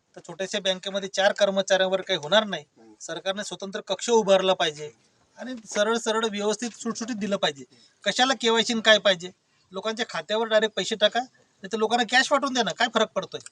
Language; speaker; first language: Marathi; non-native, local second language; Bhili